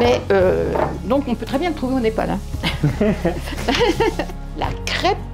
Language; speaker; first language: French; native; French